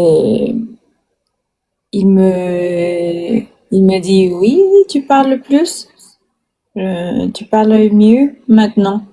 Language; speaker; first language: French; non-native, learner; Spanish